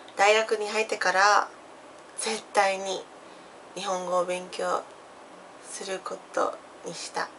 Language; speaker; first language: Japanese; non-native, fluent; English